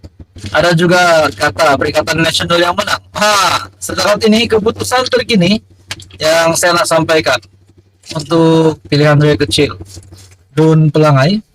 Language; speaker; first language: Malay; native; Malay